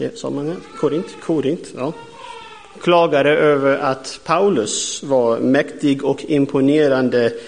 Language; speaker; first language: Swedish; non-native, fluent; English